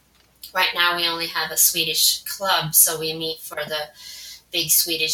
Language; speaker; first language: English; non-native, fluent; Swedish